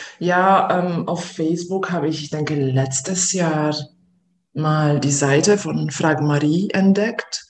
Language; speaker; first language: German; non-native, fluent; Hungarian